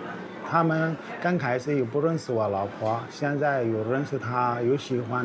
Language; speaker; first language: Chinese; non-native, learner; Arabic